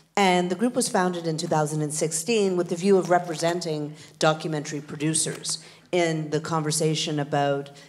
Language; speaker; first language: English; native; English